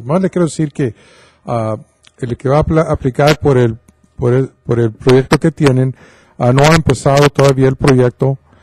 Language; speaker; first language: Spanish; early bilingual, heritage; Spanish